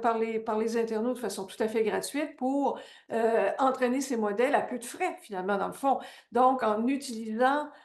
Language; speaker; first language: French; native; French